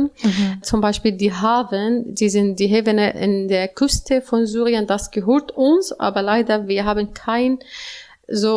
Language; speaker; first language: German; non-native, learner; Arabic